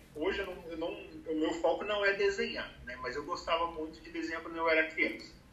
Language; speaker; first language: Portuguese; native; Portuguese